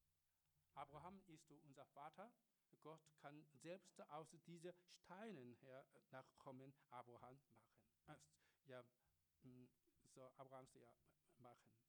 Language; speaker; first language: German; non-native, learner; Korean